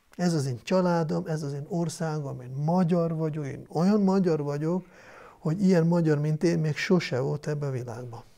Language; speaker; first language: Hungarian; non-native, fluent; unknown